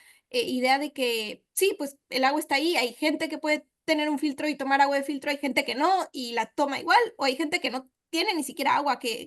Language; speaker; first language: Spanish; native; Spanish